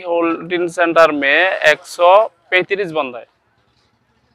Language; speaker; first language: Hindi; non-native, learner; Rohingya